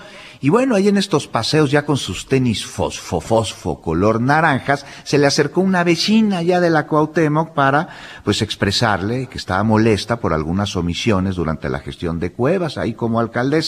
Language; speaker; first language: Spanish; native; Spanish